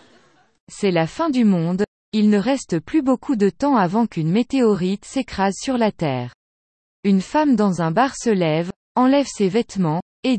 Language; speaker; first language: French; native; French